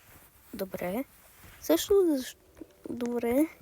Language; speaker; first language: Bulgarian; early bilingual, heritage; Bulgarian